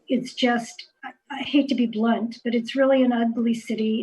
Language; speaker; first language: English; native; English